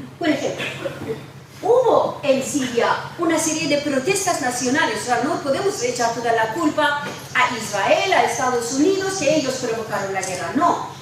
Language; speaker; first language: Spanish; non-native, fluent; Persian